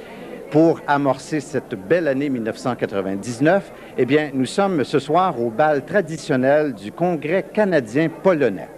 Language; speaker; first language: French; native; French